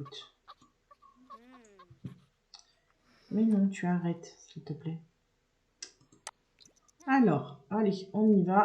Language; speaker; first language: French; native; French